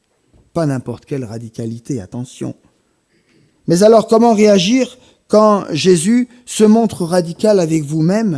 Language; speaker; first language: French; native; French